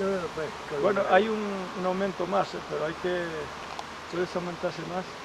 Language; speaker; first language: Spanish; native; Spanish